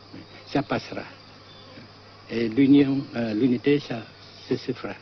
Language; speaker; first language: French; non-native, local second language; Vietnamese